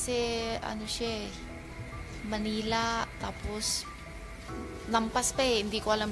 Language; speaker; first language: Filipino; non-native, learner; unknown